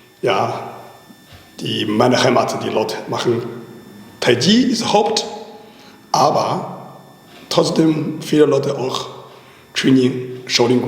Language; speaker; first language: German; non-native, learner; Chinese